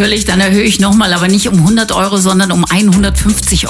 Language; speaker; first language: German; native; German